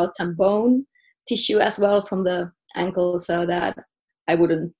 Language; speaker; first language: English; non-native, fluent; Finnish